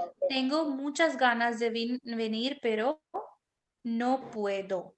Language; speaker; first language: Spanish; non-native, fluent; Hindi